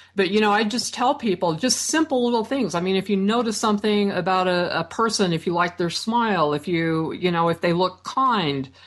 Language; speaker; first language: English; native; English